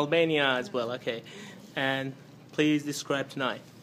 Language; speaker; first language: English; non-native, fluent; Persian